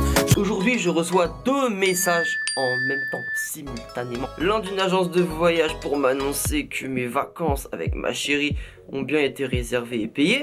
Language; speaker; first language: French; native; French